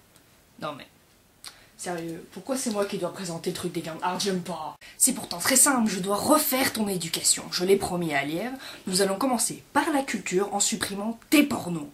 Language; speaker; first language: French; native; French